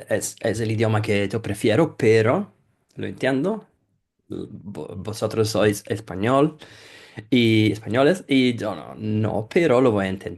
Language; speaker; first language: Spanish; non-native, fluent; Italian